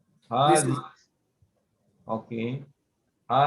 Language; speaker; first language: Arabic; non-native, learner; Malay